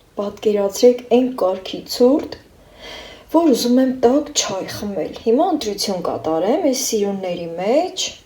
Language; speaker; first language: Armenian; native; Armenian